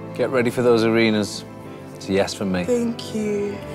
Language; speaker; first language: English; native; English